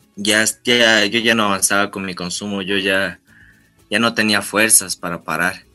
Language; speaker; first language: Spanish; native; Spanish